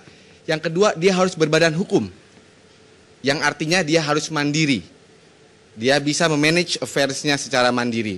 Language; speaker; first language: Indonesian; native; Indonesian